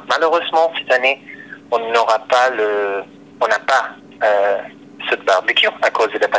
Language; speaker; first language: French; non-native, fluent; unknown